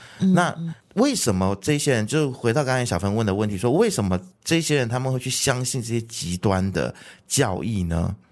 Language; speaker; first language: Chinese; native; Chinese